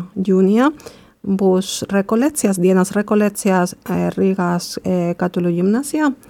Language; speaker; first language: Latvian; non-native, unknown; Spanish